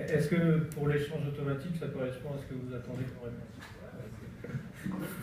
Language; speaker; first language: French; native; French